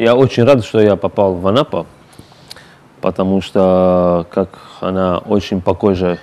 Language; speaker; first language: Russian; non-native, learner; Italian